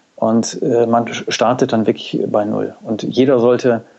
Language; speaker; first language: German; native; German